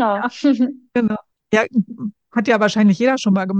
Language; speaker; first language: German; native; German